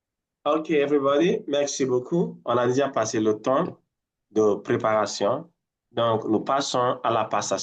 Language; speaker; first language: French; non-native, fluent; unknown